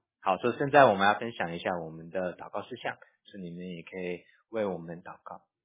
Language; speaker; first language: Chinese; early bilingual, heritage; English